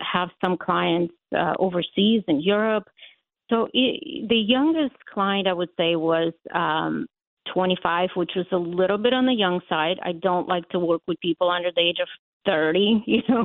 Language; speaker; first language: English; non-native, fluent; Latvian